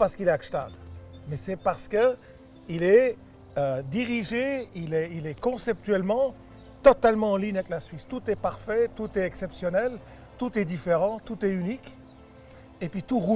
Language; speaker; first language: French; native; French